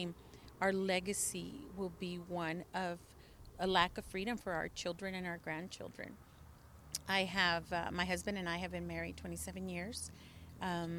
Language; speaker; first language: English; early bilingual, other home language; Spanish